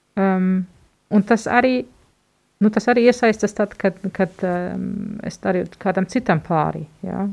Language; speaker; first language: Latvian; non-native, fluent; German